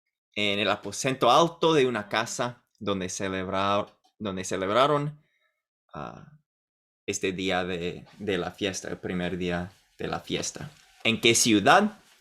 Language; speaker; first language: Spanish; non-native, fluent; English